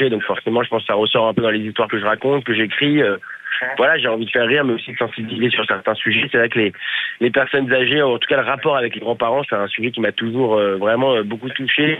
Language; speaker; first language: French; native; French